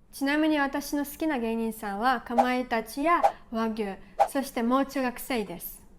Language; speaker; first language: Japanese; non-native, fluent; Ukrainian